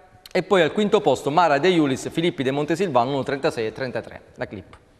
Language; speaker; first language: Italian; native; Italian